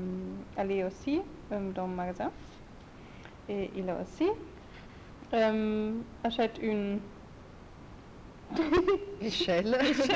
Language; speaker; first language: French; non-native, learner; German